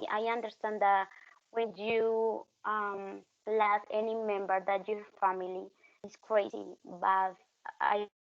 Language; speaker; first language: English; non-native, learner; Spanish